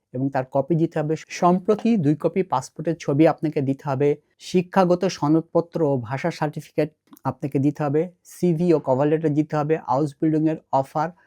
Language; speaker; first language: Bangla; native; Bangla